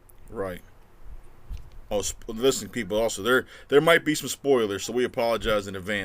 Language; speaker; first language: English; native; English